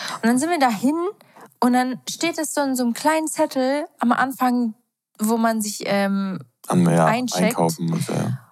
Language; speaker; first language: German; early bilingual, other home language; Portuguese